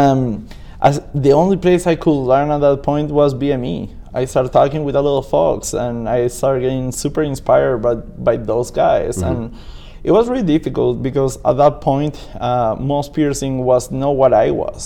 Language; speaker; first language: English; non-native, fluent; Spanish